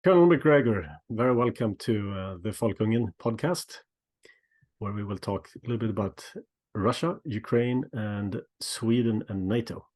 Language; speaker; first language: English; non-native, fluent; Swedish